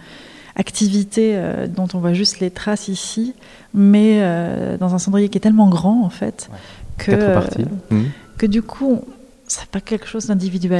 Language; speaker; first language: French; native; French